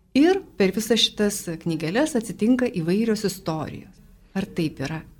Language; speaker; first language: Lithuanian; native; Lithuanian